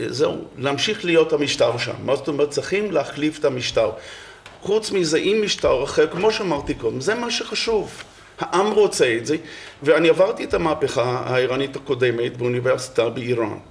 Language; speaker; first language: Hebrew; non-native, fluent; English